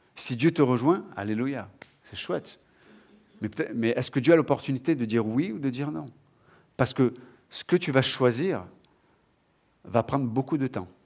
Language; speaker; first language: French; native; French